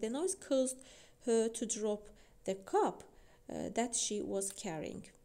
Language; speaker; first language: English; non-native, fluent; Azerbaijani